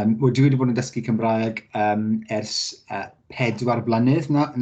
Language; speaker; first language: Welsh; non-native, learner; English